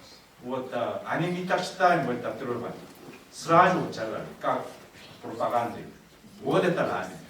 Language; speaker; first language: Russian; non-native, learner; Korean